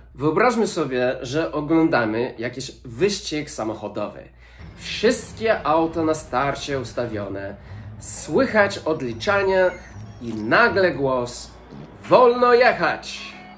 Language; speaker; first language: Polish; non-native, fluent; English